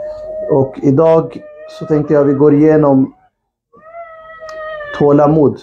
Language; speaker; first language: Swedish; non-native, local second language; Urdu